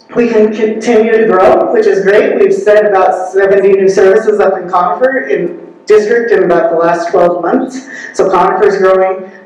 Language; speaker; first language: English; native; English